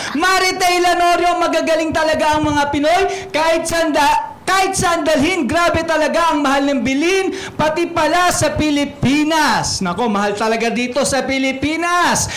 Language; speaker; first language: Filipino; native; Filipino